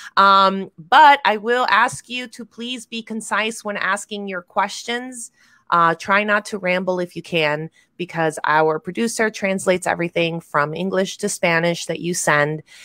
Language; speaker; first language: English; native; English